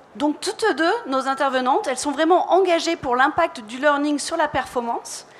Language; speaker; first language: French; native; French